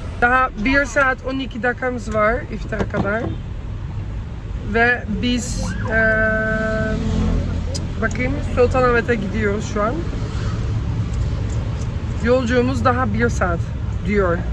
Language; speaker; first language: Turkish; early bilingual, heritage; Turkish